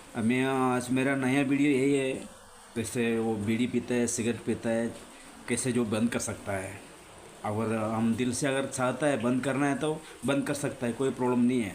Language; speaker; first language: Hindi; non-native, local second language; Malayalam